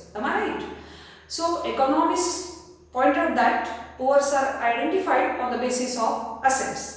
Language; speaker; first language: English; non-native, local second language; Kannada